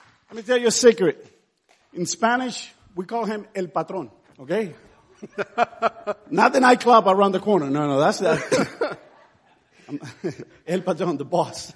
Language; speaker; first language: English; non-native, fluent; Spanish